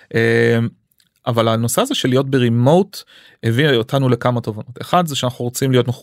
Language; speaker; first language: Hebrew; early bilingual, other home language; English